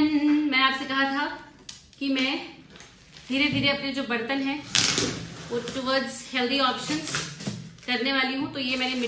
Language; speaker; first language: Hindi; native; Hindi